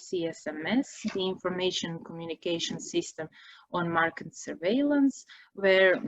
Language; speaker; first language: English; non-native, fluent; Croatian